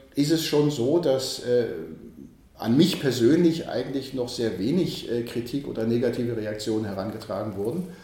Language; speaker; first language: German; native; German